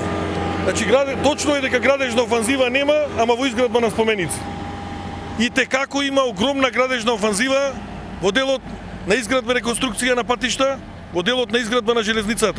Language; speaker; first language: Macedonian; native; Macedonian